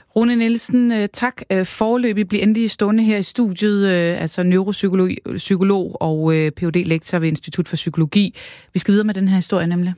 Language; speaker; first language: Danish; native; Danish